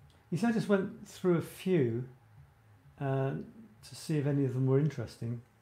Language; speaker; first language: English; native; English